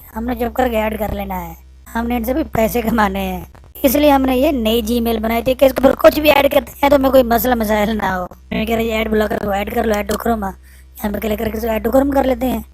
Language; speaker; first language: Urdu; non-native, local second language; Punjabi